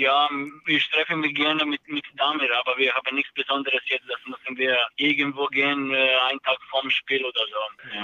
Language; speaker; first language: German; non-native, learner; Serbian